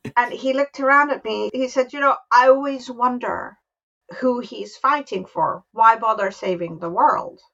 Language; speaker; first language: English; non-native, local second language; Hindi